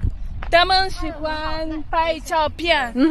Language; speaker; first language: Chinese; non-native, learner; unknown